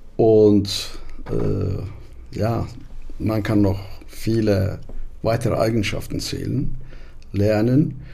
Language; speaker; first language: German; non-native, fluent; Turkish